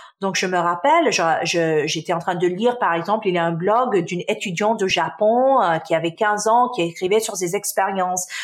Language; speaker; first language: French; non-native, local second language; Arabic